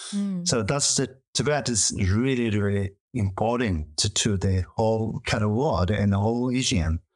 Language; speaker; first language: English; non-native, learner; Chinese